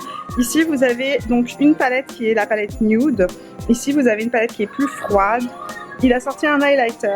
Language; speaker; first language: French; native; French